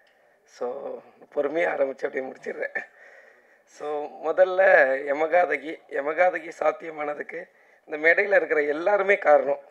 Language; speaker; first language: Tamil; native; Tamil